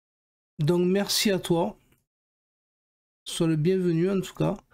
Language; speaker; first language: French; native; French